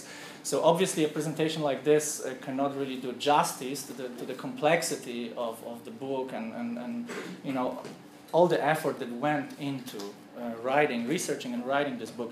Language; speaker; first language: English; non-native, fluent; Polish